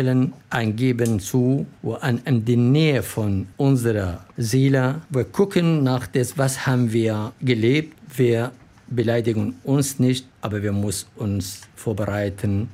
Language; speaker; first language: German; non-native, learner; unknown